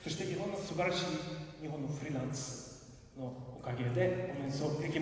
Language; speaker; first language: Japanese; non-native, fluent; Ukrainian